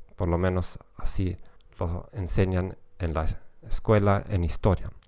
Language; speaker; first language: Spanish; non-native, fluent; German